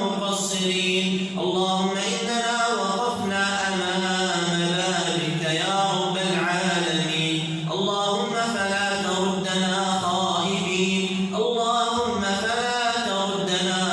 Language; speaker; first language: Arabic; native; Arabic